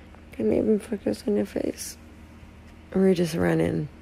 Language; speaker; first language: English; native; English